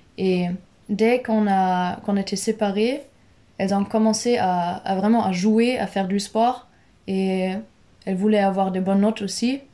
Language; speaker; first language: French; non-native, fluent; German